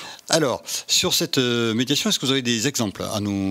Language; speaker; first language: French; native; French